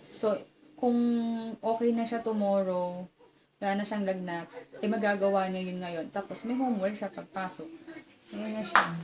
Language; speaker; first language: Filipino; native; Filipino